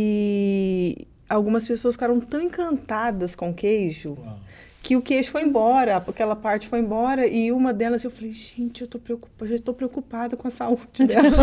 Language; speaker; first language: Portuguese; native; Portuguese